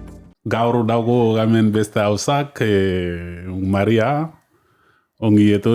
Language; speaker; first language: Basque; non-native, learner; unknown